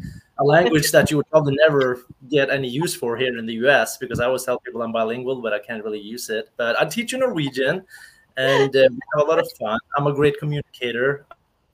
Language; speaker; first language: English; non-native, fluent; Norwegian